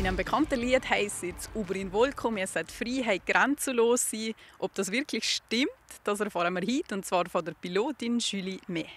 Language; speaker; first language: German; native; German